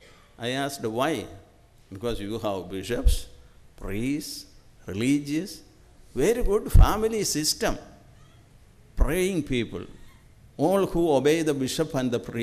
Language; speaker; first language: English; non-native, local second language; Malayalam